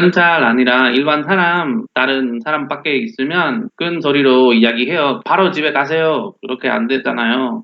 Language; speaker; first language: Korean; non-native, learner; Spanish